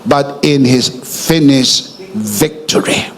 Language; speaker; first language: English; non-native, local second language; Filipino